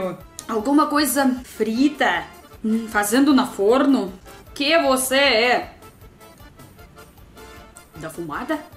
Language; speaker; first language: Portuguese; non-native, learner; Russian